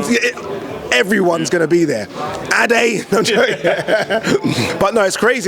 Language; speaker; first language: English; native; English